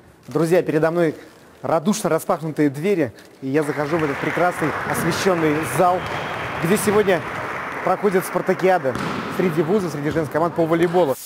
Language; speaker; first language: Russian; native; Russian